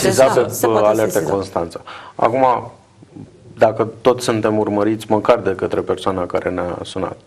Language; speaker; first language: Romanian; native; Romanian